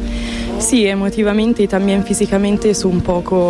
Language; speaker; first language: Spanish; non-native, fluent; Italian